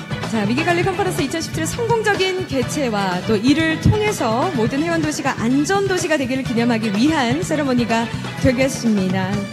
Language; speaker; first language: Korean; native; Korean